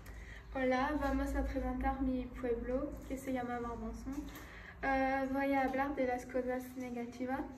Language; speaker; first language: Spanish; non-native, learner; French